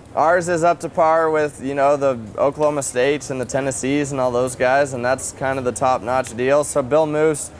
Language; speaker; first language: English; native; English